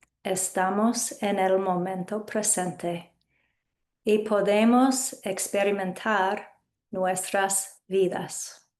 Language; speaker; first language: Spanish; non-native, fluent; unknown